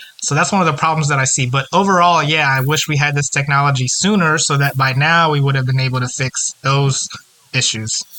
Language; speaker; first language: English; early bilingual, other home language; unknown